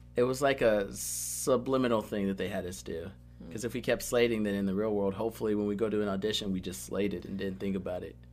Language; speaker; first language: English; native; English